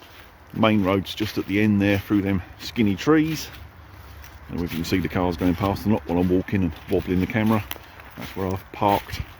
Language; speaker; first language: English; native; English